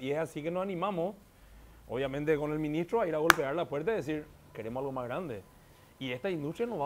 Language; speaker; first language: Spanish; native; Spanish